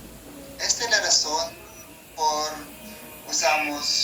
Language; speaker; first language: Spanish; non-native, learner; Filipino